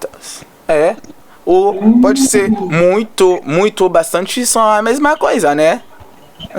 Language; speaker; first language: Portuguese; non-native, learner; Haitian Creole